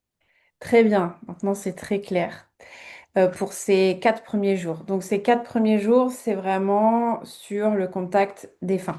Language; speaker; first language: French; native; French